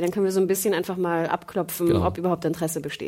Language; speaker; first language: German; native; German